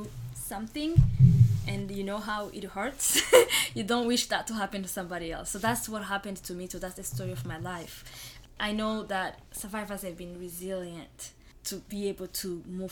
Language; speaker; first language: English; non-native, local second language; Kinyarwanda